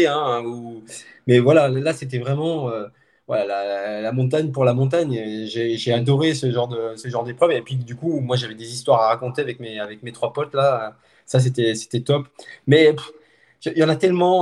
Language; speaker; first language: French; native; French